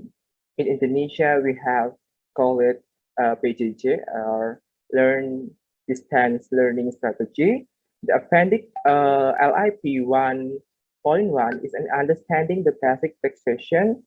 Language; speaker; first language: English; non-native, learner; Indonesian